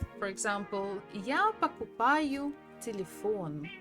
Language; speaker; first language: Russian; non-native, fluent; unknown